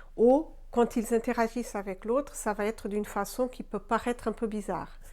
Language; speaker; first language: French; non-native, fluent; Portuguese